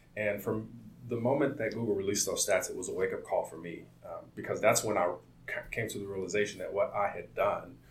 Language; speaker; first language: English; native; English